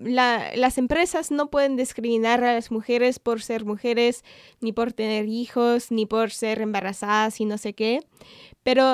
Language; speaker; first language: Spanish; non-native, fluent; English